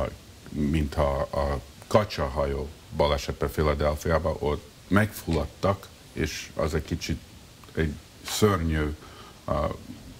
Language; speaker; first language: Hungarian; early bilingual, heritage; Hungarian